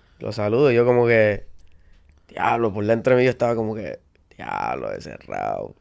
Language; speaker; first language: Spanish; native; Spanish